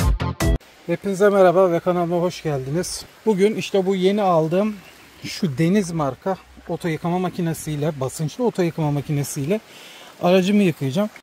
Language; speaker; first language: Turkish; native; Turkish